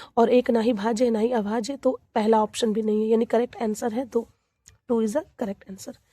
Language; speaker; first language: Hindi; native; Hindi